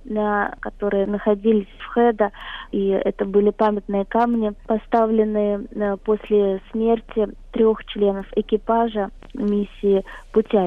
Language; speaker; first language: Russian; native; Russian